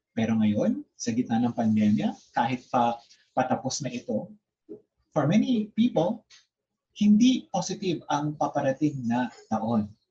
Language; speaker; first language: Filipino; native; Filipino